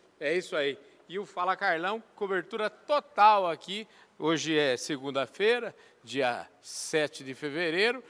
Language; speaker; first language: Portuguese; native; Portuguese